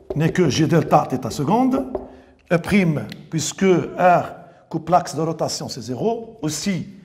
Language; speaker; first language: French; non-native, local second language; Arabic